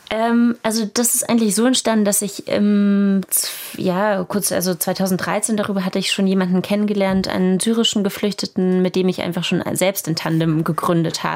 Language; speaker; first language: German; native; German